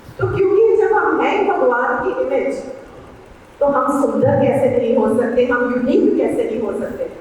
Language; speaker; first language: Hindi; non-native, local second language; Punjabi